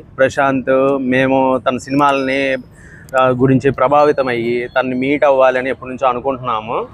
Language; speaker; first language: Telugu; native; Telugu